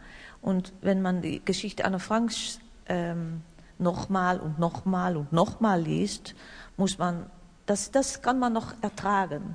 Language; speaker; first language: German; non-native, learner; Dutch